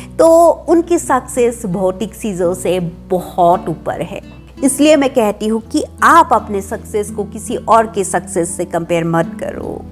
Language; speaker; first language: Hindi; non-native, local second language; Assamese